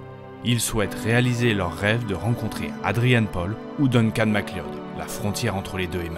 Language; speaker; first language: French; native; French